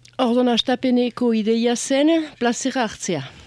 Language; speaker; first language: Basque; early bilingual, heritage; Basque